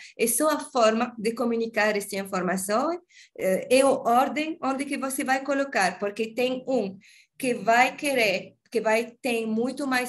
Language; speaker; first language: Portuguese; non-native, learner; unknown